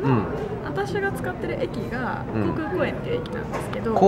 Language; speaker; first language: Japanese; native; Japanese